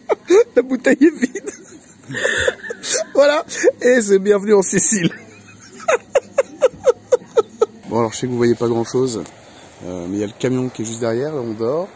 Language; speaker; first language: French; native; French